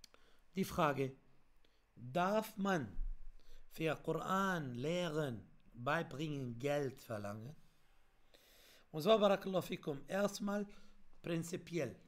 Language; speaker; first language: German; non-native, fluent; Arabic